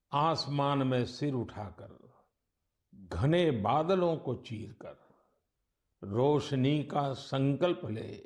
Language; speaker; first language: Hindi; non-native, local second language; Gujarati